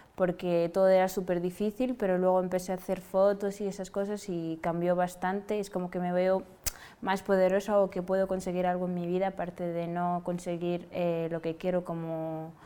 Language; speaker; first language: Spanish; non-native, fluent; Wolof